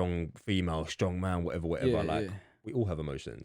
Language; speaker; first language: English; native; English